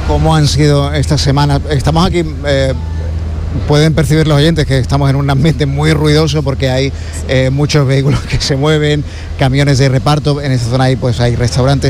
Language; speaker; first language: Spanish; native; Spanish